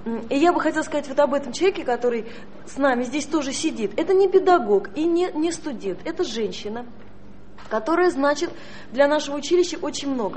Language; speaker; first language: Russian; native; Russian